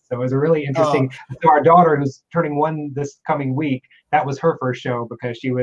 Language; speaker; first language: English; native; English